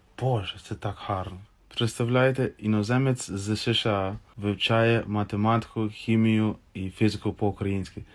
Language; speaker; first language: Ukrainian; non-native, fluent; English